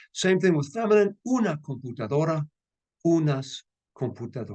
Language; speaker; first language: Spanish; non-native, fluent; English